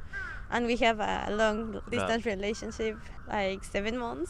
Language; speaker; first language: English; non-native, fluent; Spanish